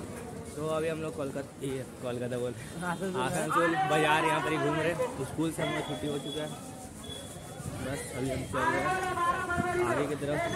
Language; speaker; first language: Hindi; native; Hindi